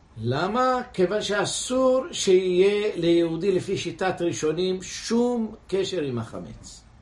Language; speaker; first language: Hebrew; non-native, fluent; English